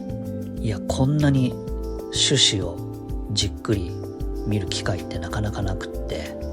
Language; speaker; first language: Japanese; native; Japanese